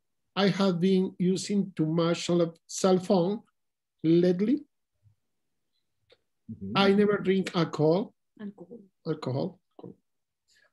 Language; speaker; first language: English; non-native, learner; Spanish